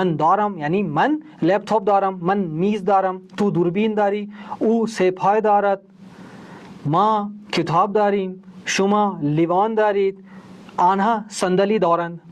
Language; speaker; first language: Persian; non-native, fluent; Urdu